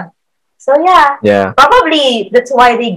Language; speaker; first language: English; non-native, local second language; Filipino